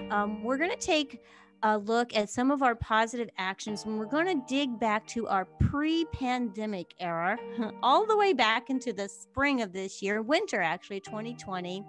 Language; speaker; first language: English; native; English